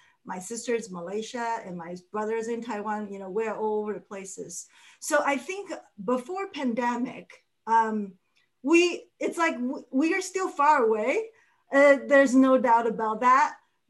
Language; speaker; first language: English; non-native, fluent; Chinese